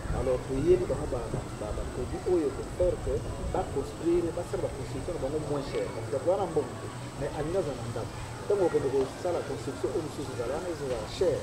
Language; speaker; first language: French; non-native, local second language; Kongo